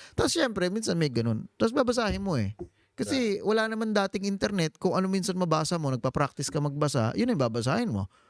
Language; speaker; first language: Filipino; native; Filipino